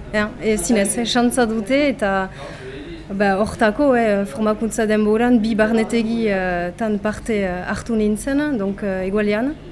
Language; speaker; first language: Basque; non-native, local second language; French